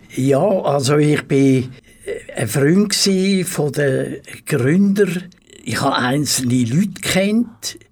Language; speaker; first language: German; native; German